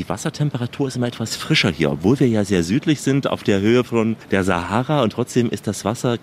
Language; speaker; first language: German; native; German